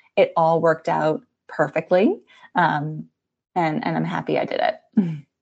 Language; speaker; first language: English; native; English